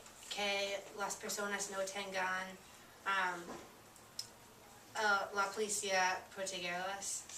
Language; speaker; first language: Spanish; non-native, learner; English